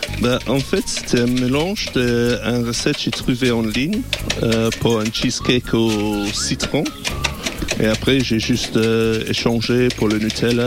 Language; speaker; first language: French; non-native, learner; English